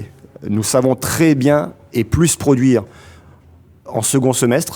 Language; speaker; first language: French; native; French